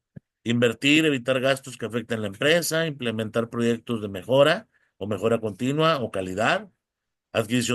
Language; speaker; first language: Spanish; native; Spanish